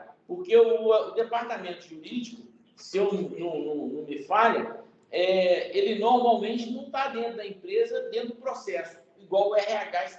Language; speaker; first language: Portuguese; native; Portuguese